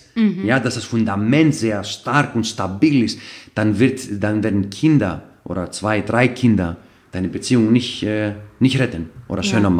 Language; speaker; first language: German; non-native, fluent; Greek